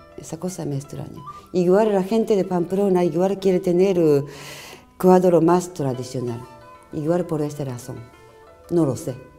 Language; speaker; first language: Spanish; non-native, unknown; Japanese